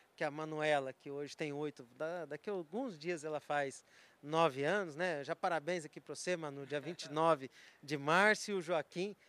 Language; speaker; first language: Portuguese; native; Portuguese